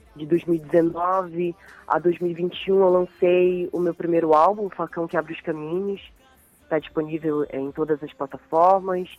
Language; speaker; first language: Portuguese; native; Portuguese